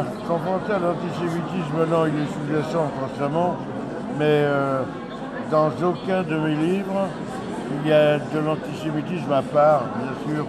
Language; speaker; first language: French; early bilingual, other home language; Yiddish